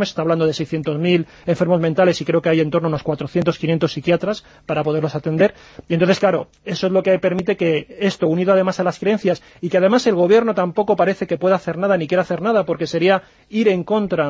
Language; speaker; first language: Spanish; native; Spanish